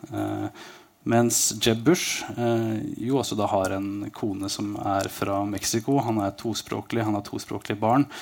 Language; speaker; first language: Norwegian; native; Norwegian